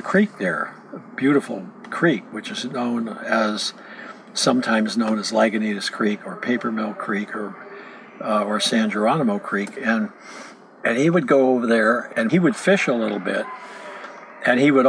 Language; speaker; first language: English; native; English